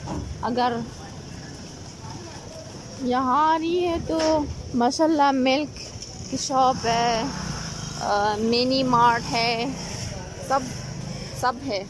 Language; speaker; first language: Hindi; non-native, learner; Arabic